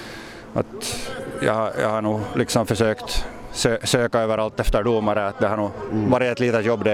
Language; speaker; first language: Swedish; native; Swedish